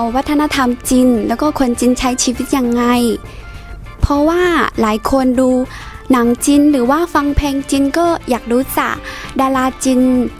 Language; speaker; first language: Thai; non-native, fluent; Chinese